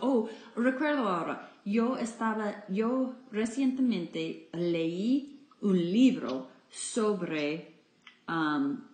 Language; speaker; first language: Spanish; non-native, fluent; English